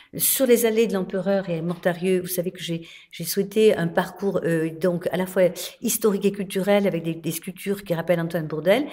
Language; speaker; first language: French; native; French